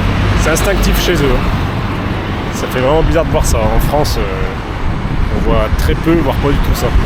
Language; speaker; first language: French; native; French